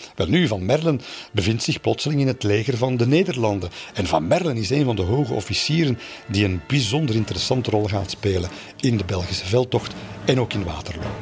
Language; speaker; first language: Dutch; native; Dutch